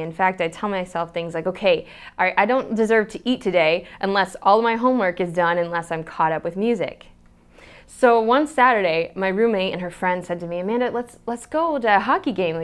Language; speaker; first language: English; native; English